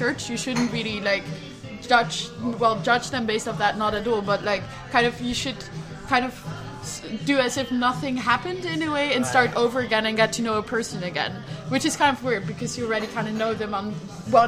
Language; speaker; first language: English; non-native, fluent; Dutch